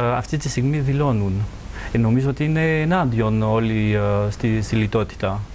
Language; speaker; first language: Greek; non-native, fluent; French